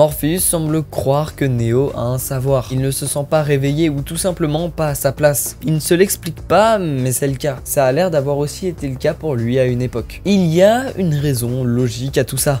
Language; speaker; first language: French; native; French